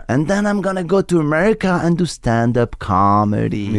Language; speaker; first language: English; non-native, fluent; Arabic